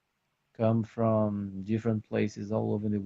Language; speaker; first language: English; non-native, fluent; Portuguese